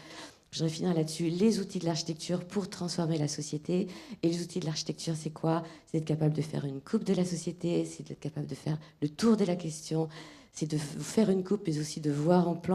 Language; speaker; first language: French; native; French